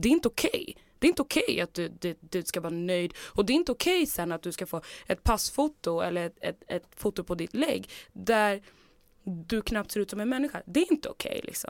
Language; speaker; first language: Swedish; native; Swedish